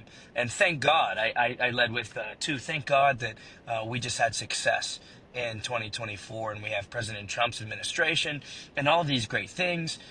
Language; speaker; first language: English; native; English